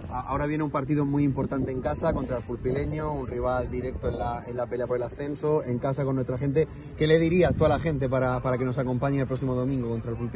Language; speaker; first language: Spanish; native; Spanish